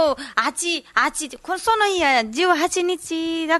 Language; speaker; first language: Japanese; non-native, learner; Nepali